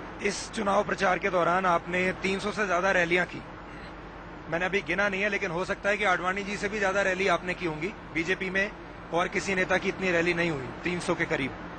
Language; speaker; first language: Hindi; native; Hindi